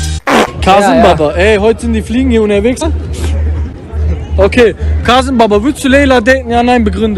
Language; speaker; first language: German; native; German